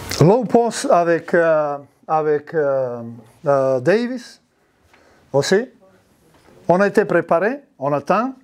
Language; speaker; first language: French; non-native, learner; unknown